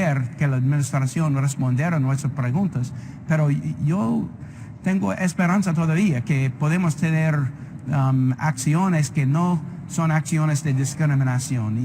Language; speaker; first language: Spanish; non-native, fluent; English